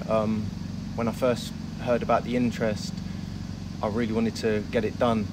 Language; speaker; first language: English; native; English